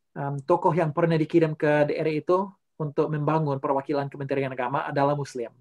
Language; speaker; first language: Indonesian; non-native, fluent; English